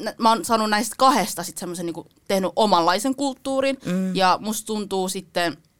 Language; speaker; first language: Finnish; early bilingual, other home language; Vietnamese